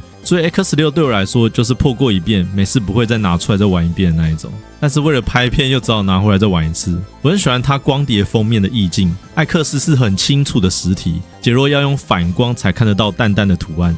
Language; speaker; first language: Chinese; native; Chinese